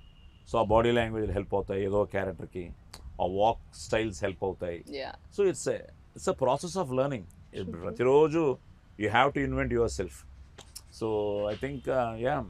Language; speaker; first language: Telugu; native; Telugu